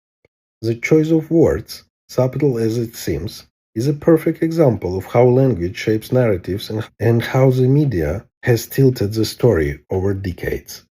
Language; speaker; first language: English; non-native, fluent; Hebrew